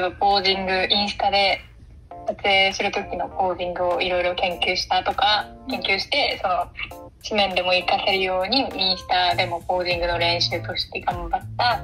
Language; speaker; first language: Japanese; native; Japanese